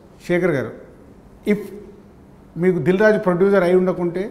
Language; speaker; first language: Telugu; native; Telugu